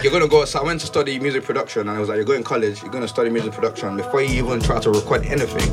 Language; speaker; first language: English; non-native, local second language; Yoruba